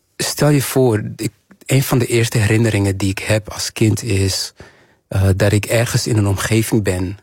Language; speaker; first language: Dutch; early bilingual, other home language; Kinyarwanda